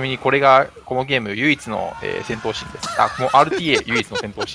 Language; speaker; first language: Japanese; native; Japanese